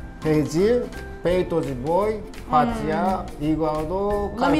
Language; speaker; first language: Portuguese; non-native, learner; Japanese